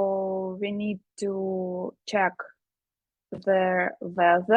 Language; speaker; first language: English; non-native, learner; Ukrainian